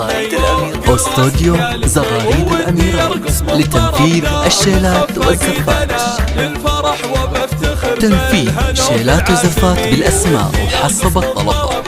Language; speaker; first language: Arabic; native; Arabic